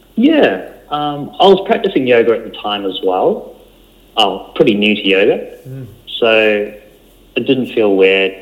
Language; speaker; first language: English; early bilingual, other home language; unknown